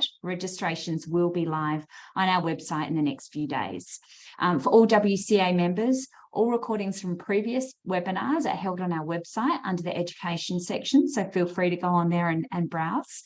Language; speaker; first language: English; native; English